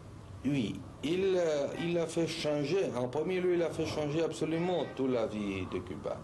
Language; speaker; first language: French; non-native, learner; Spanish